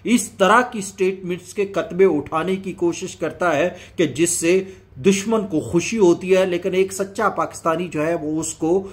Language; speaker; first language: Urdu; native; Urdu